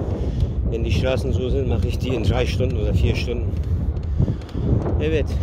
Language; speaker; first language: German; early bilingual, other home language; Turkish